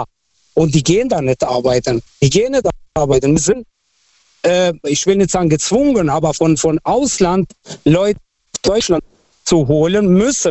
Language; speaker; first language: German; early bilingual, other home language; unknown